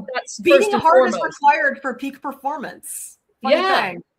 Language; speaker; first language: English; native; English